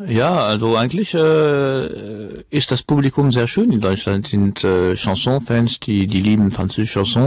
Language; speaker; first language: German; non-native, fluent; French